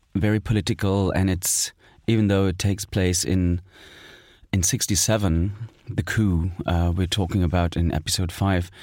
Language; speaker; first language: English; non-native, fluent; German